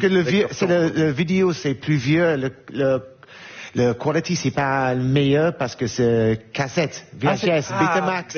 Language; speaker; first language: French; non-native, learner; English